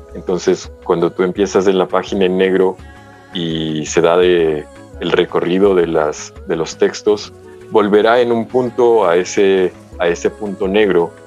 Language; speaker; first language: Spanish; early bilingual, heritage; Spanish